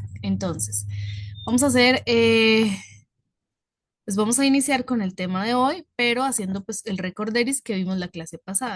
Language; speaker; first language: Spanish; native; Spanish